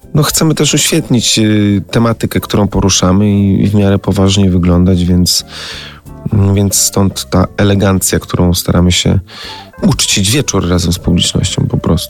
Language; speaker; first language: Polish; native; Polish